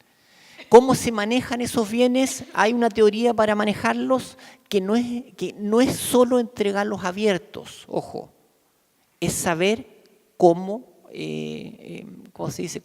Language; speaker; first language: Spanish; native; Spanish